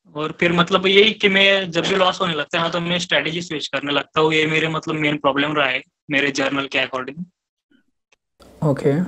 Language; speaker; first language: Hindi; non-native, local second language; Marathi